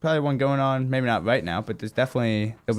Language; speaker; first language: English; native; English